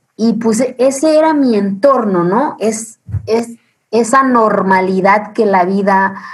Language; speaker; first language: Spanish; early bilingual, other home language; Zapotec